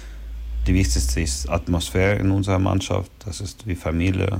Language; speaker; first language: German; non-native, learner; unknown